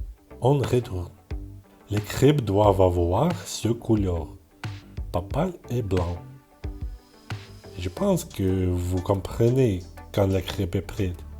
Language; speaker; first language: French; non-native, fluent; Russian